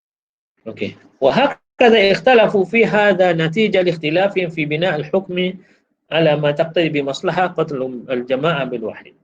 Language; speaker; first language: Arabic; non-native, fluent; Malay